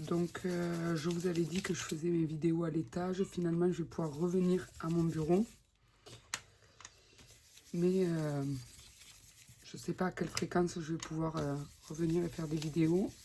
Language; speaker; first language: French; native; French